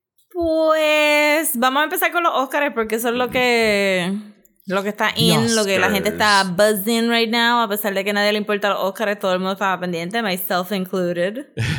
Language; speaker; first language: Spanish; native; Spanish